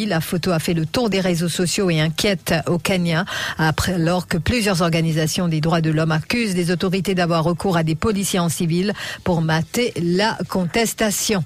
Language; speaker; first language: French; non-native, local second language; Morisyen